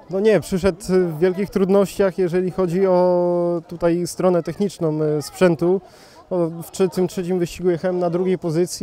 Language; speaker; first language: Polish; native; Polish